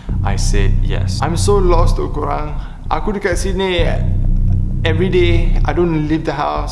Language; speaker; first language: English; non-native, local second language; Malay